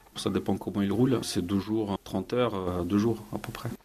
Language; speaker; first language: French; non-native, fluent; Ukrainian